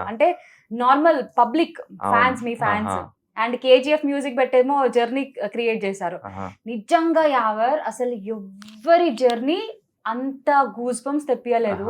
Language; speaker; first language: Telugu; native; Telugu